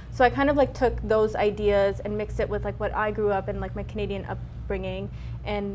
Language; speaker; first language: English; native; English